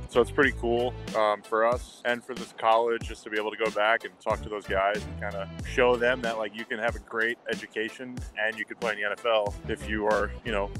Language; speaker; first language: English; native; English